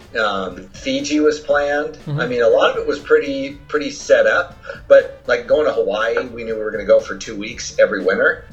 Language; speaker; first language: English; native; English